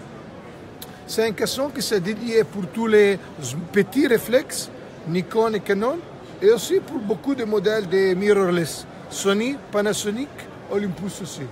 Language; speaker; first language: French; non-native, fluent; Italian